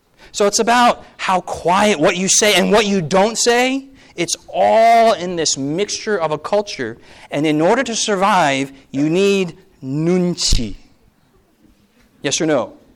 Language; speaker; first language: English; early bilingual, other home language; Korean